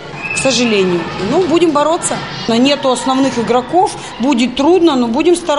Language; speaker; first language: Russian; native; Russian